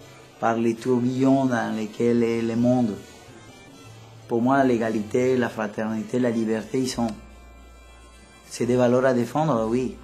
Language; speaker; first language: French; non-native, fluent; Spanish